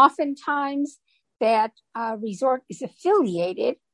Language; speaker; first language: English; native; English